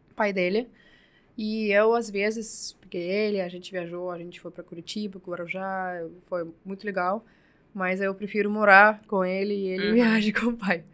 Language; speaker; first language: Portuguese; non-native, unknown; Russian